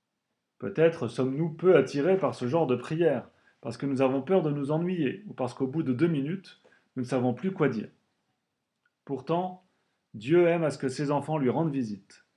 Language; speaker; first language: French; native; French